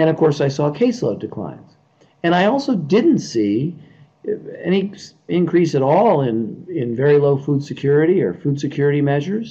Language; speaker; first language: English; native; English